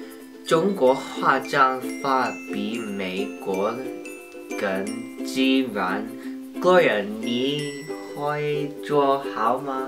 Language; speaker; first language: Chinese; non-native, learner; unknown